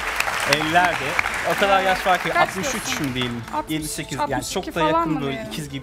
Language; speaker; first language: Turkish; native; Turkish